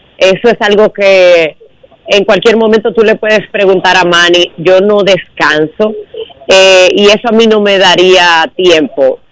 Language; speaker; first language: Spanish; native; Spanish